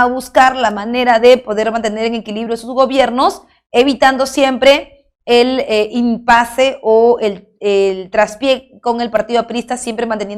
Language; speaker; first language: Spanish; native; Spanish